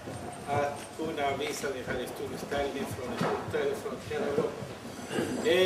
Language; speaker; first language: Swedish; non-native, fluent; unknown